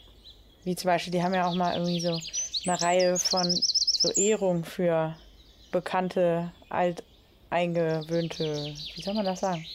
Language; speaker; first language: German; native; German